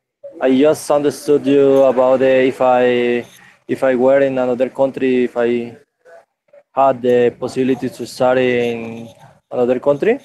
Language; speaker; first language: English; non-native, learner; Spanish